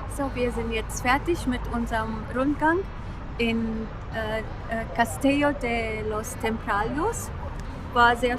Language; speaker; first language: German; non-native, fluent; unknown